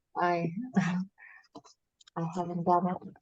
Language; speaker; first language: English; non-native, learner; Russian